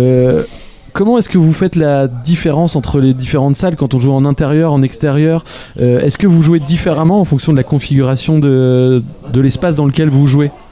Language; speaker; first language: French; native; French